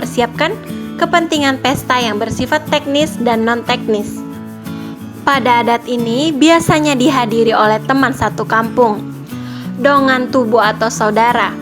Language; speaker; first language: Indonesian; native; Indonesian